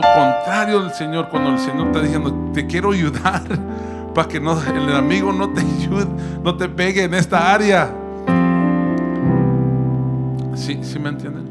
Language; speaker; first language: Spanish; early bilingual, heritage; Spanish